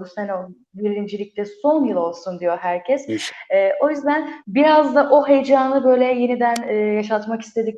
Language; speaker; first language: Turkish; native; Turkish